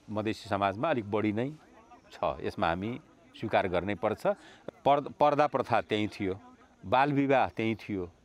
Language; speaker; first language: Nepali; non-native, local second language; Bhojpuri